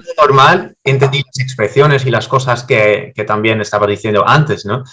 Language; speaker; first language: Spanish; non-native, fluent; Dutch